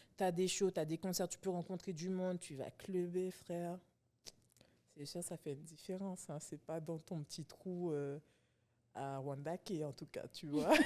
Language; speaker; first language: French; native; French